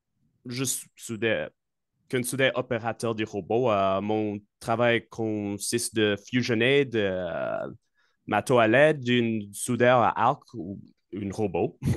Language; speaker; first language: French; non-native, local second language; English